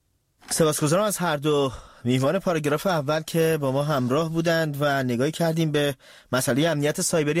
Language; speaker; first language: Persian; native; Persian